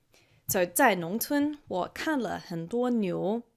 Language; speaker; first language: Chinese; non-native, fluent; English